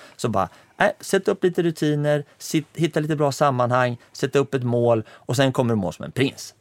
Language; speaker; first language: Swedish; native; Swedish